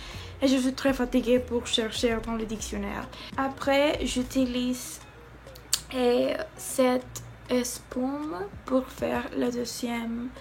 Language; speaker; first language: French; non-native, learner; Spanish